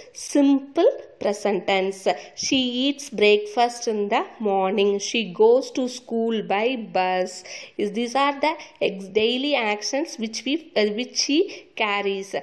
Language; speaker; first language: English; non-native, local second language; Tamil